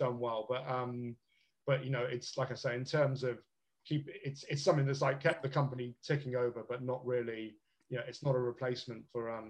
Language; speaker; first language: English; native; English